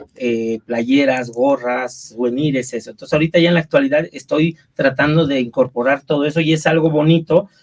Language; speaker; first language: Spanish; native; Spanish